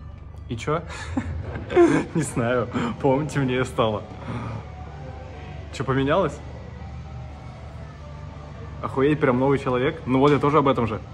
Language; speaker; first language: Russian; native; Russian